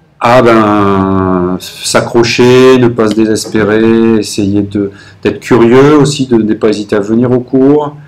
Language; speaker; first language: French; native; French